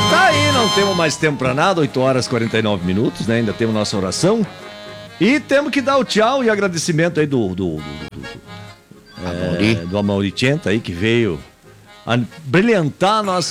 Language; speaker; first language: Portuguese; native; Portuguese